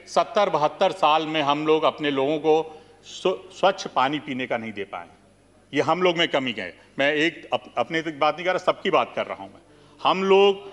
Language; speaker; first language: Hindi; native; Hindi